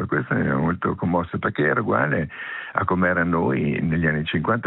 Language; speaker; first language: Italian; native; Italian